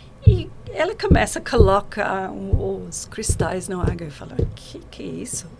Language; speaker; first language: Portuguese; non-native, fluent; English